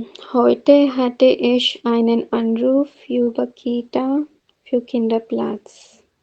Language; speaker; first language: German; non-native, learner; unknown